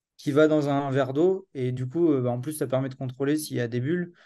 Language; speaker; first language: French; native; French